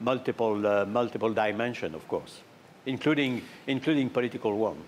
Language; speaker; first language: English; non-native, fluent; French